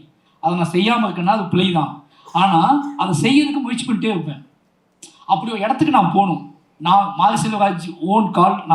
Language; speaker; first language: Tamil; native; Tamil